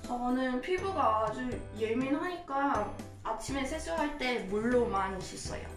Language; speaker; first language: Korean; non-native, fluent; English